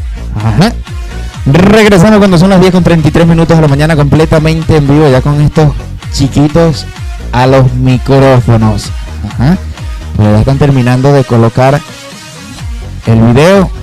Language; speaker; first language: Spanish; native; Spanish